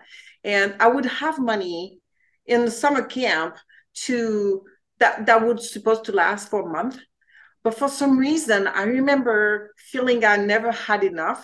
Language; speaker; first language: English; non-native, fluent; French